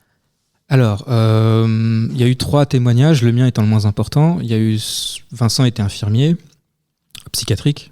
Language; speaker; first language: French; native; French